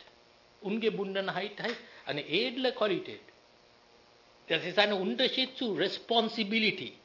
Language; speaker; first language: German; non-native, learner; Sinhala